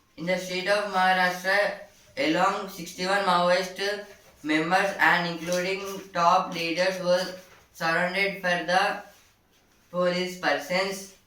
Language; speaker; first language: English; non-native, local second language; Telugu